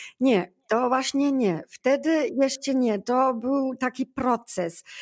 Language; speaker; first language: Polish; non-native, learner; German